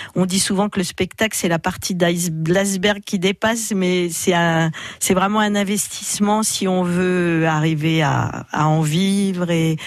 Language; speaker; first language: French; native; French